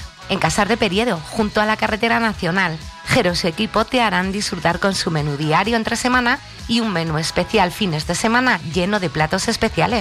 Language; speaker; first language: Spanish; native; Spanish